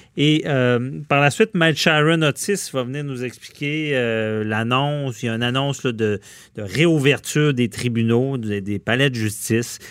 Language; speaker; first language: French; native; French